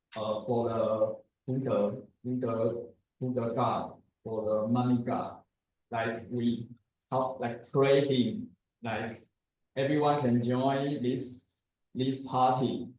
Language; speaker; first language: English; non-native, learner; Chinese